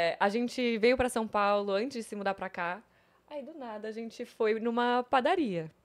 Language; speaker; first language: Portuguese; early bilingual, heritage; English